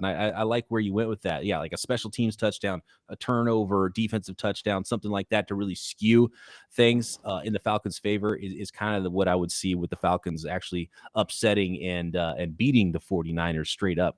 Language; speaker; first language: English; native; English